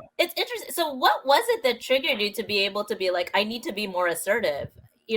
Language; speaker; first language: English; native; English